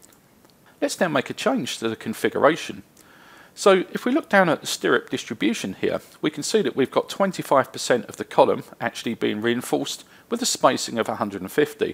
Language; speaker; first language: English; native; English